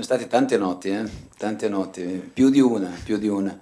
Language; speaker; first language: Italian; non-native, fluent; Spanish